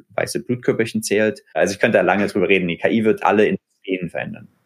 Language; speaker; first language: German; native; German